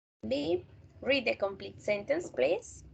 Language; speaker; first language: English; non-native, fluent; Spanish